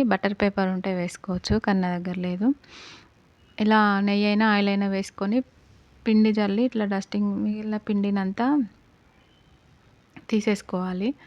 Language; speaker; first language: Telugu; native; Telugu